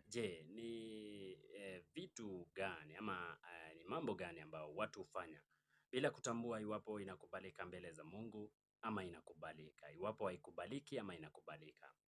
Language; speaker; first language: Swahili; non-native, local second language; Kalenjin